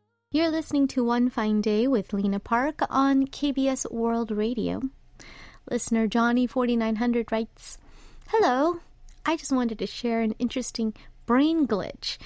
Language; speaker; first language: English; early bilingual, other home language; Korean